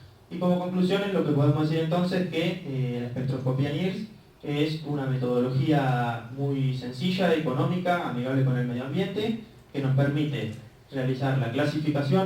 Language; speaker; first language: Spanish; native; Spanish